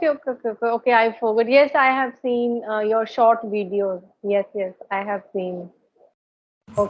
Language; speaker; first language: English; non-native, learner; Hindi